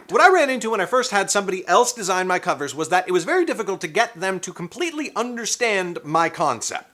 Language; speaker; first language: English; native; English